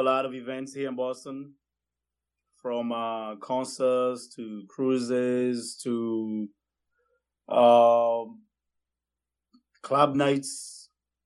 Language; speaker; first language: English; non-native, local second language; Kinyarwanda